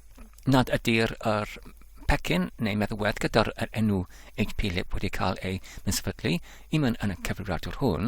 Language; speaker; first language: Welsh; non-native, learner; English